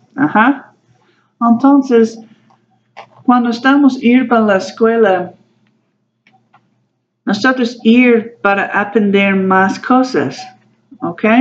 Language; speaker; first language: Spanish; non-native, learner; English